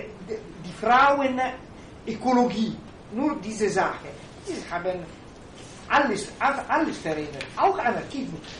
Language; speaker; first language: German; non-native, fluent; Italian